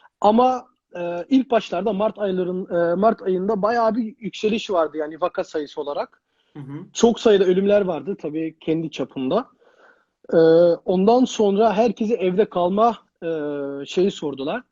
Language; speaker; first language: Turkish; early bilingual, heritage; Turkish